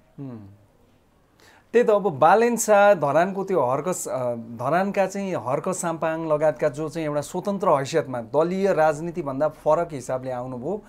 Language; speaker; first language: Nepali; native; Nepali